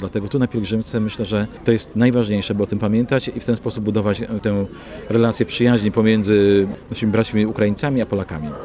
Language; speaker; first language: Polish; native; Polish